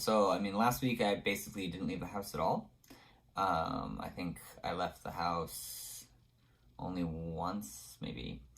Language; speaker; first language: English; native; English